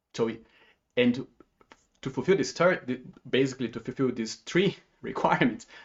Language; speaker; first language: English; non-native, fluent; Portuguese